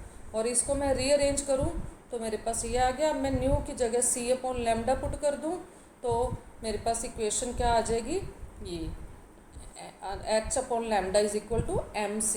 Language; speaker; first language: Hindi; native; Hindi